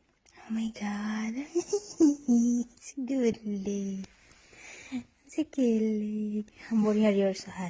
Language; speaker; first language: Swedish; non-native, learner; Filipino